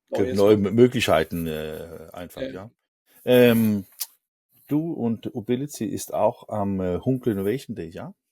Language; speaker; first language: German; non-native, learner; Danish